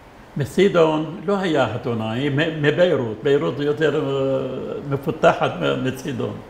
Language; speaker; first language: Hebrew; non-native, fluent; Arabic